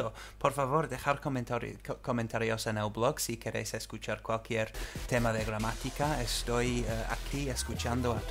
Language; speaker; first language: Spanish; non-native, fluent; English